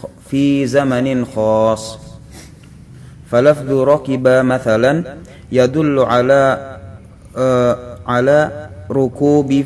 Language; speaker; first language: Arabic; non-native, learner; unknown